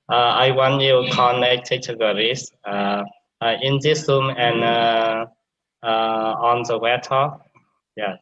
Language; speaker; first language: English; non-native, learner; Vietnamese